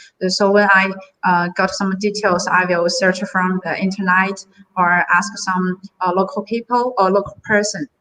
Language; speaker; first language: English; non-native, learner; Chinese